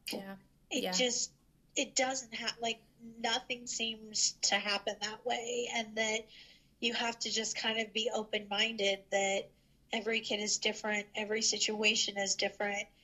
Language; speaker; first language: English; native; English